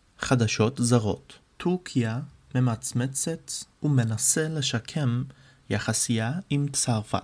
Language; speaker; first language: Hebrew; non-native, fluent; Arabic